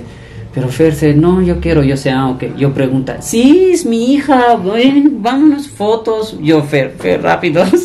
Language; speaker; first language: Spanish; non-native, learner; Punjabi